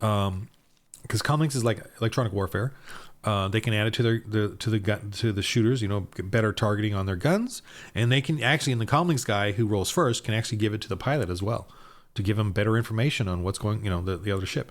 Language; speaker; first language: English; native; English